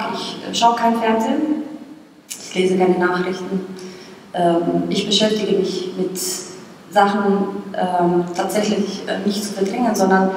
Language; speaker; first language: German; non-native, fluent; Bosnian